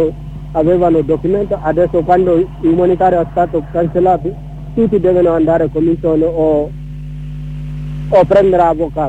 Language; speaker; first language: Italian; non-native, learner; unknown